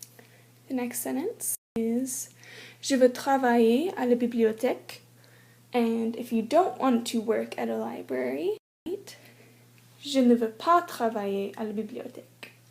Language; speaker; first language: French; non-native, learner; English